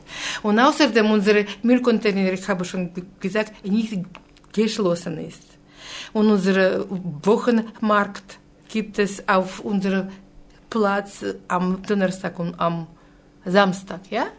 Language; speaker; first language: German; non-native, learner; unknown